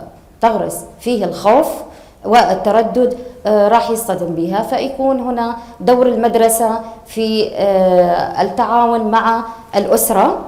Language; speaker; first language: Arabic; native; Arabic